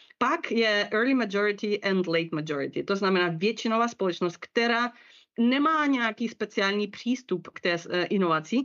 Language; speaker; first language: Czech; non-native, fluent; Russian